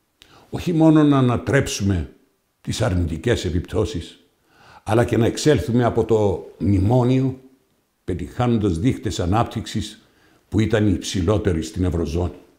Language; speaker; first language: Greek; native; Greek